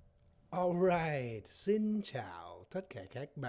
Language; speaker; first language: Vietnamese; non-native, learner; English